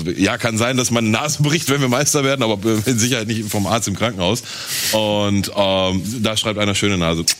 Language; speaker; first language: German; native; German